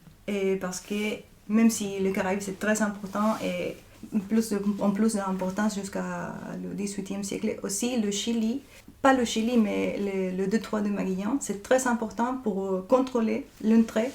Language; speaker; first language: French; non-native, fluent; Spanish